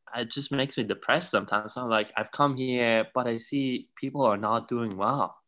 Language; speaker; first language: English; non-native, fluent; Persian